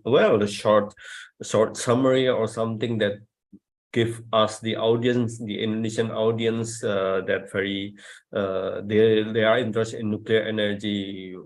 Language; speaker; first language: English; non-native, fluent; Indonesian